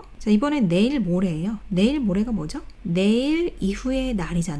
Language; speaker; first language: Korean; native; Korean